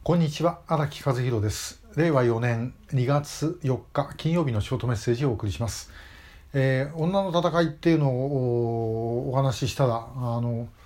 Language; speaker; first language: Japanese; native; Japanese